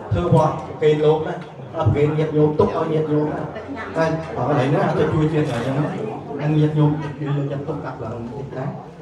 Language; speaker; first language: Khmer; native; Khmer